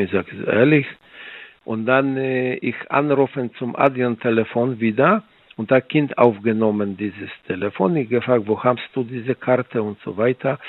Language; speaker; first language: German; non-native, learner; Polish